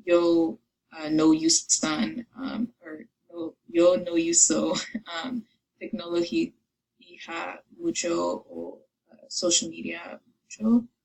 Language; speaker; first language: Spanish; non-native, learner; English